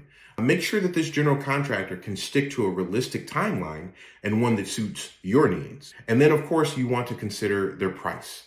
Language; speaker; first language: English; native; English